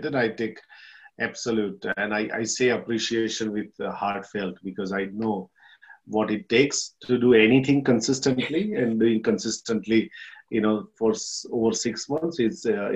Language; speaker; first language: English; non-native, local second language; Gujarati